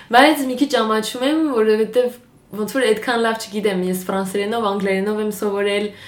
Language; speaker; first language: Armenian; early bilingual, heritage; Armenian